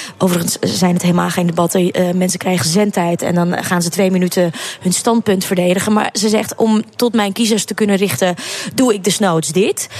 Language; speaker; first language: Dutch; early bilingual, other home language; Russian